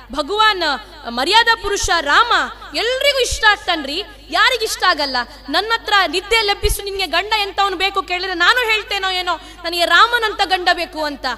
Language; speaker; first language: Kannada; non-native, local second language; Tulu